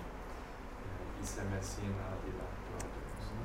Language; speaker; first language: Turkish; non-native, fluent; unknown